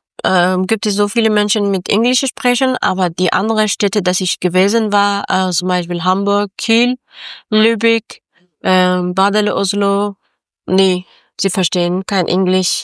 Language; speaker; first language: German; non-native, learner; Persian